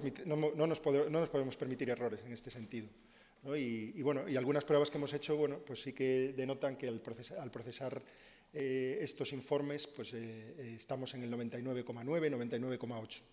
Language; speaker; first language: Spanish; native; Spanish